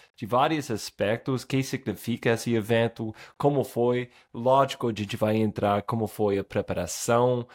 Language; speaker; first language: Portuguese; non-native, fluent; English